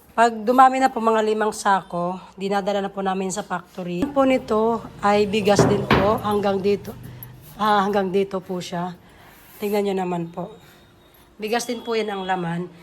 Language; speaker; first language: Filipino; native; Filipino